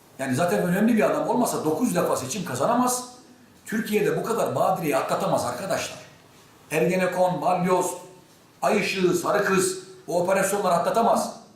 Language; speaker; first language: Turkish; native; Turkish